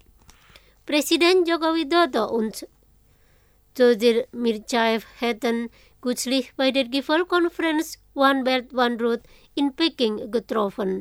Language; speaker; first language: German; non-native, fluent; Indonesian